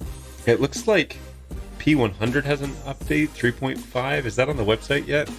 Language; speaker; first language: English; native; English